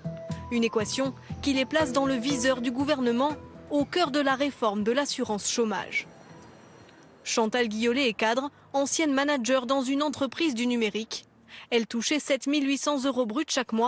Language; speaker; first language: French; native; French